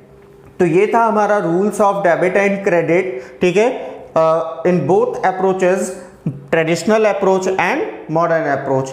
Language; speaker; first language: Hindi; native; Hindi